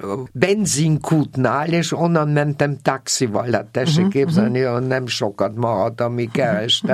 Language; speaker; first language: Hungarian; non-native, fluent; German